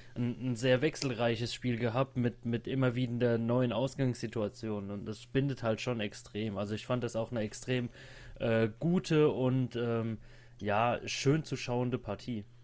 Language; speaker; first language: German; native; German